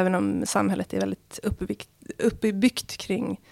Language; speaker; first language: Swedish; early bilingual, other home language; Arabic